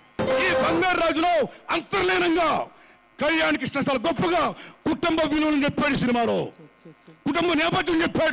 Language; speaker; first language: Telugu; native; Telugu